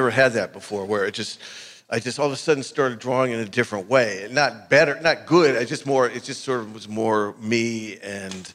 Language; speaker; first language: English; native; English